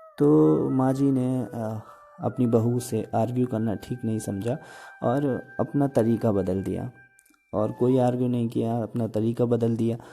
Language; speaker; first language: Hindi; native; Hindi